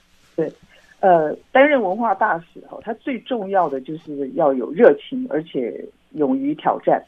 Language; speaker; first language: Chinese; native; Chinese